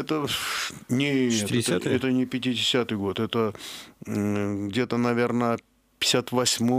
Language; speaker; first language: Russian; non-native, local second language; Azerbaijani